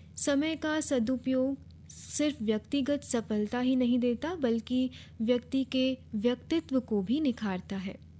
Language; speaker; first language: Hindi; native; Hindi